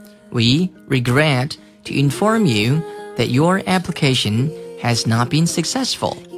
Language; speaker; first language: English; non-native, fluent; Chinese